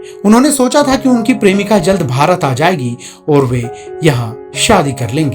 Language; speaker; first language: Hindi; native; Hindi